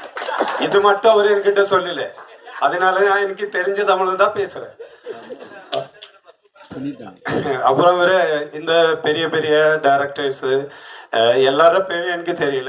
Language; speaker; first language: Tamil; non-native, learner; Malayalam